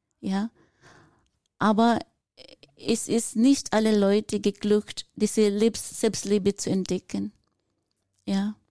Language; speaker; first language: German; non-native, fluent; Filipino